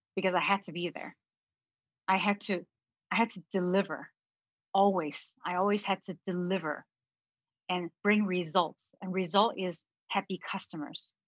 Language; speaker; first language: English; early bilingual, other home language; Cantonese